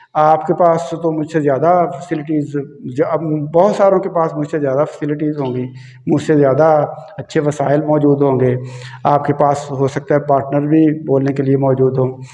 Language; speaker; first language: Urdu; non-native, local second language; Punjabi